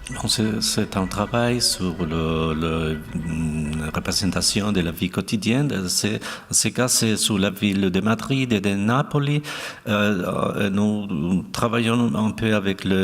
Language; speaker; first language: French; non-native, fluent; Spanish